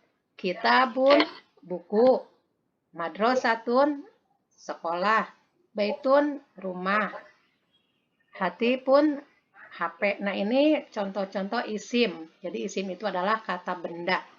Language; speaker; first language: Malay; non-native, local second language; Sundanese